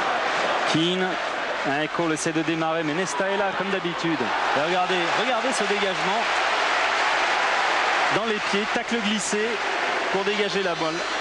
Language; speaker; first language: French; native; French